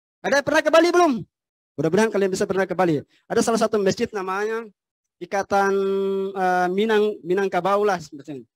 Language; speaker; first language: Indonesian; native; Indonesian